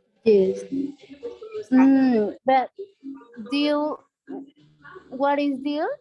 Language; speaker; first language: English; non-native, learner; Spanish